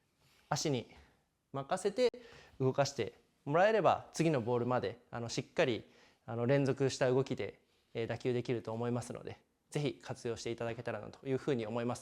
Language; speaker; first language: Japanese; native; Japanese